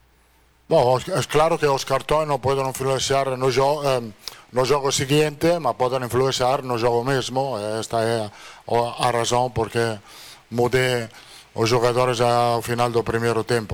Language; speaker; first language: Portuguese; non-native, learner; Italian